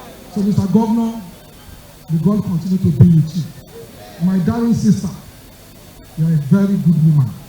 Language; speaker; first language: English; non-native, local second language; Yoruba